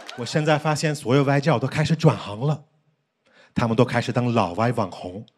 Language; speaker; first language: Chinese; early bilingual, heritage; Chinese